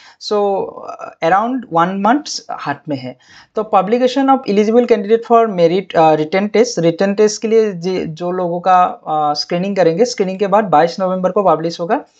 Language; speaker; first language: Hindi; non-native, local second language; Assamese